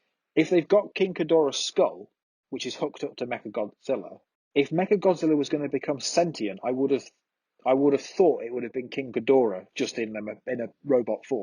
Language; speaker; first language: English; native; English